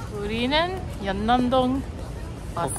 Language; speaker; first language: Korean; non-native, learner; English